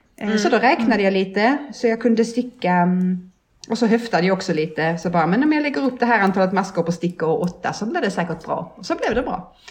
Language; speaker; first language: Swedish; native; Swedish